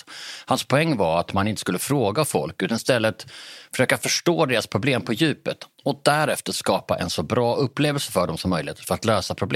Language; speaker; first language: Swedish; native; Swedish